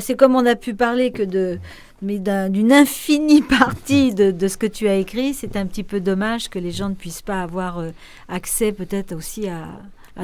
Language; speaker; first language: French; native; French